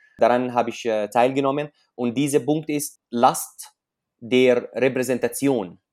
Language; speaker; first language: German; non-native, fluent; Arabic